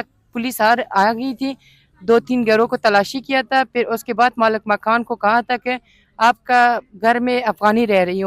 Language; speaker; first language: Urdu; non-native, fluent; Persian